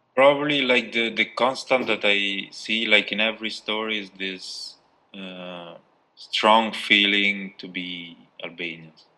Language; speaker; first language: English; non-native, fluent; Albanian